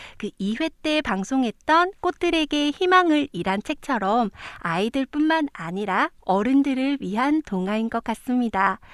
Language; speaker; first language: Korean; native; Korean